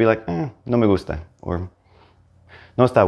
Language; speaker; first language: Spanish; non-native, fluent; English